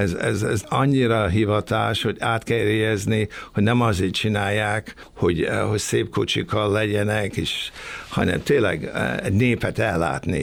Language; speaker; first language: Hungarian; early bilingual, other home language; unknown